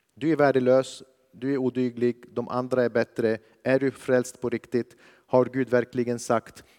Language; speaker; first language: Swedish; non-native, fluent; Arabic